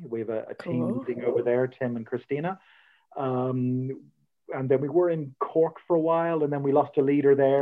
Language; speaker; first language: English; native; English